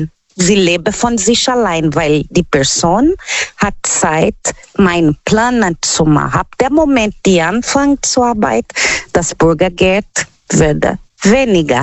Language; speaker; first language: German; non-native, learner; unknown